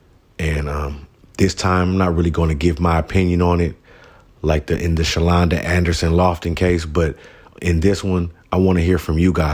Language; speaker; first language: English; native; English